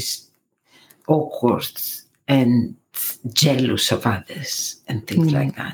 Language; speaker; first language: English; non-native, fluent; Greek